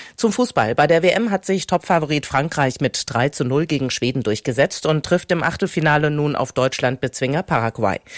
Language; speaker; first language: German; native; German